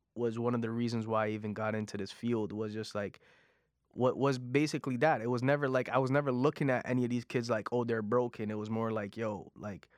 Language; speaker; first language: English; non-native, fluent; Punjabi